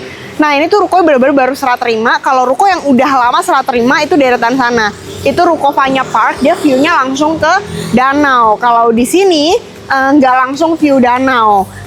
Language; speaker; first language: Indonesian; native; Indonesian